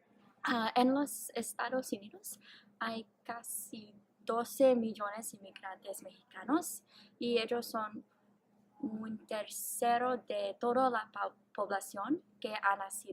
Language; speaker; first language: Spanish; non-native, learner; English